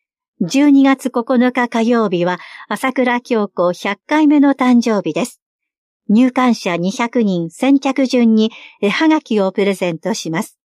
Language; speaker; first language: Japanese; native; Japanese